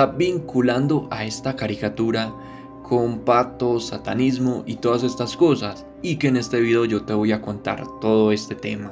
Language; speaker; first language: Spanish; native; Spanish